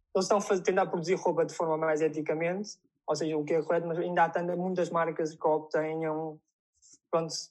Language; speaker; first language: Portuguese; non-native, fluent; Chinese